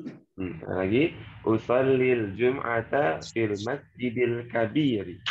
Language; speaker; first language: Indonesian; native; Indonesian